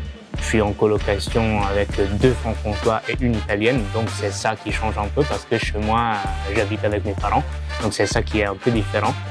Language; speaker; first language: French; non-native, fluent; Italian